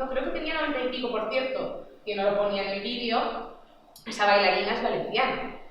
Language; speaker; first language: Spanish; non-native, local second language; Catalan